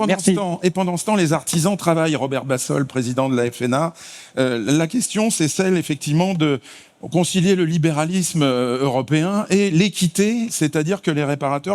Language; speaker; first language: French; native; French